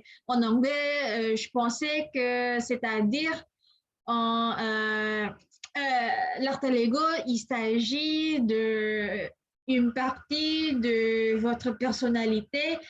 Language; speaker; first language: French; non-native, learner; English